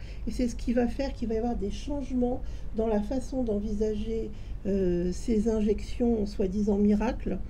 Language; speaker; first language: French; native; French